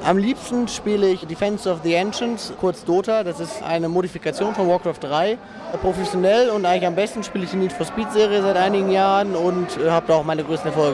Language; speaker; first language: German; native; German